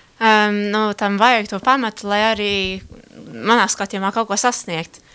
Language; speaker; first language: Latvian; early bilingual, heritage; Latvian